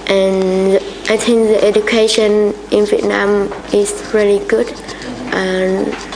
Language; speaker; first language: English; non-native, learner; Vietnamese